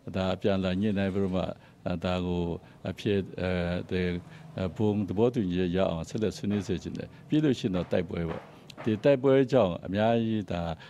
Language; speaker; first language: Burmese; non-native, local second language; Kachin